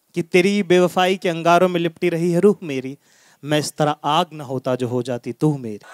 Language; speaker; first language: Hindi; native; Hindi